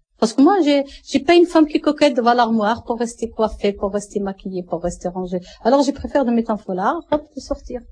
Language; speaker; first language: French; non-native, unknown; Arabic